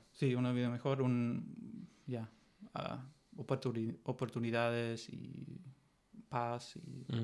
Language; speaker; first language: Spanish; non-native, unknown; German